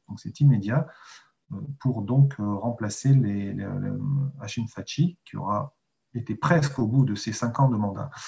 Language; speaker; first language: French; native; French